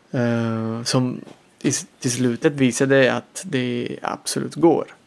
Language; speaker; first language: Swedish; non-native, fluent; Italian